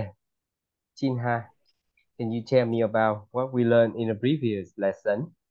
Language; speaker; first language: English; non-native, fluent; Vietnamese